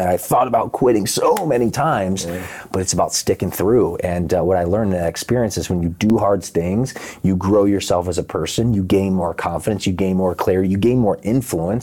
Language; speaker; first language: English; native; English